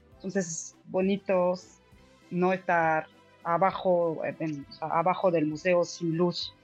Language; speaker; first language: Spanish; non-native, fluent; French